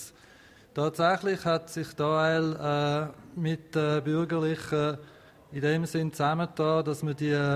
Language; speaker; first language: German; native; German